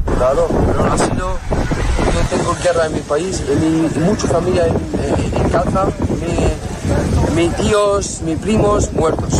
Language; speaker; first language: Spanish; non-native, learner; Arabic